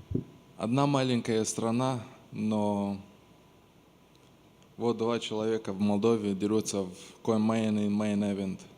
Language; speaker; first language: Russian; non-native, local second language; Romanian